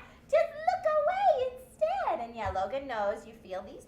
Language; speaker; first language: English; native; English